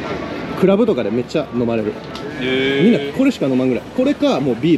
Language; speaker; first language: Japanese; native; Japanese